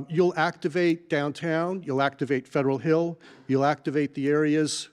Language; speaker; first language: English; native; English